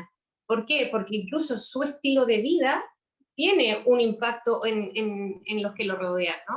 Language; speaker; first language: Spanish; native; Spanish